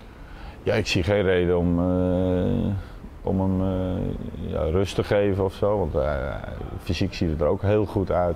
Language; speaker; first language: Dutch; native; Dutch